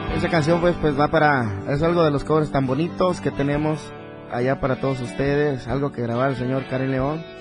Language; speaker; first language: Spanish; native; Spanish